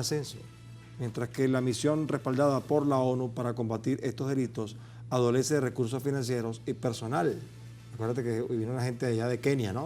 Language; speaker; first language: Spanish; native; Spanish